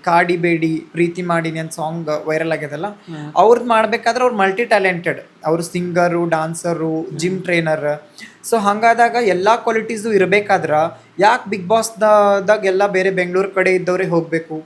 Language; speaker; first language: Kannada; native; Kannada